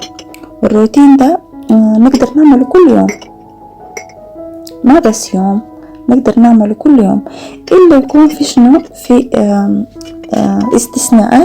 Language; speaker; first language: Arabic; native; Arabic